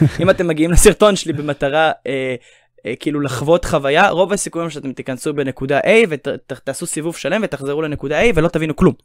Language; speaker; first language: Hebrew; native; Hebrew